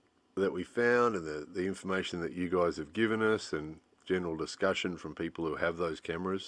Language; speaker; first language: English; native; English